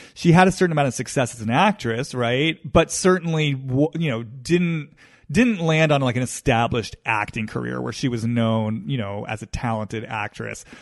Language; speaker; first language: English; native; English